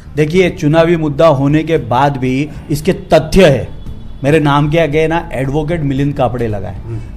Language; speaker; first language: Hindi; non-native, local second language; Marathi